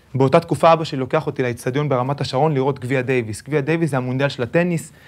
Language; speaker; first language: Hebrew; early bilingual, other home language; Spanish